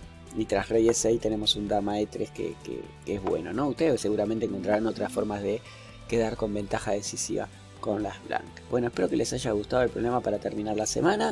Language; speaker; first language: Spanish; native; Spanish